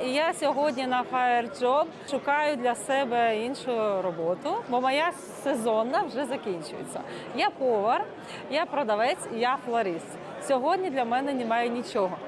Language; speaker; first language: Ukrainian; non-native, local second language; Russian